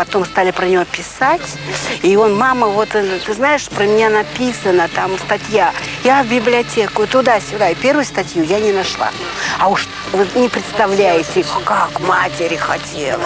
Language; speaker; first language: Russian; native; Russian